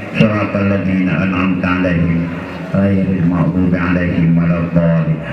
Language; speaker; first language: Malay; non-native, local second language; Achinese